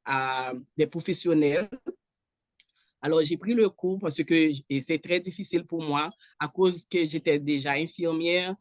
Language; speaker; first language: French; non-native, local second language; Haitian Creole